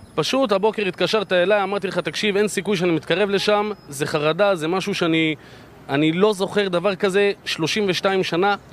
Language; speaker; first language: Hebrew; native; Hebrew